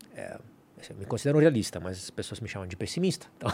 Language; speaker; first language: Portuguese; non-native, fluent; Italian